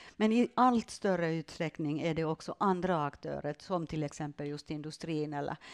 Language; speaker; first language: Swedish; non-native, fluent; Finnish